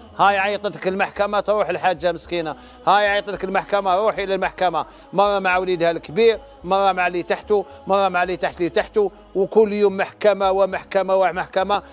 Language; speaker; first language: Arabic; native; Arabic